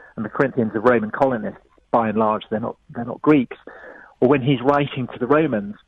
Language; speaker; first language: English; native; English